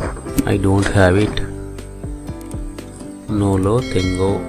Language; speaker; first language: English; non-native, local second language; Telugu